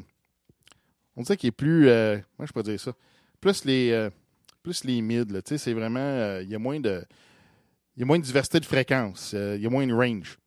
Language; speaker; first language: French; native; French